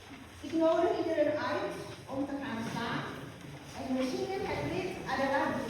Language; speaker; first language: Dutch; early bilingual, other home language; Malay